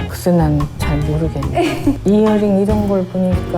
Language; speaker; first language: Korean; native; Korean